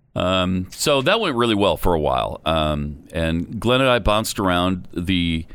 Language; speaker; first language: English; native; English